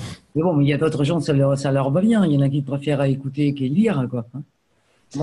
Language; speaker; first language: French; native; French